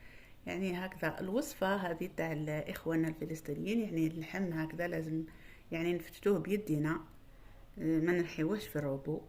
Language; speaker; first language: Arabic; native; Arabic